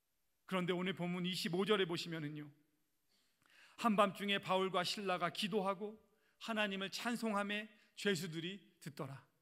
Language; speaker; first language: Korean; native; Korean